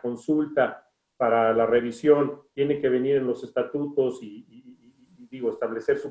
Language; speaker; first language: Spanish; native; Spanish